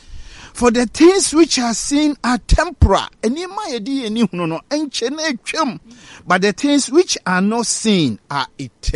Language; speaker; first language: English; non-native, local second language; Akan